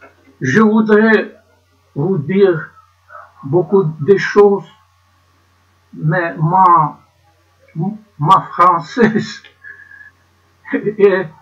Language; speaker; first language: French; non-native, learner; Ukrainian